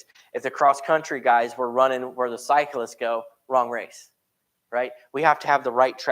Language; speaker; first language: English; native; English